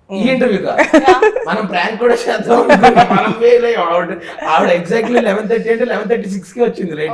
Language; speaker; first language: Telugu; native; Telugu